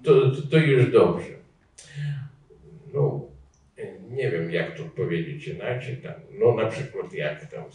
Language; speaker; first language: Polish; non-native, learner; Ukrainian